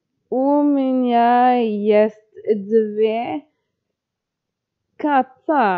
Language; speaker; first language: Russian; non-native, learner; French